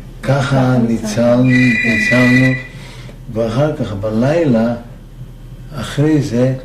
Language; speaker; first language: Hebrew; non-native, fluent; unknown